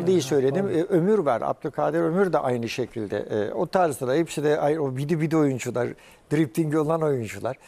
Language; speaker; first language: Turkish; native; Turkish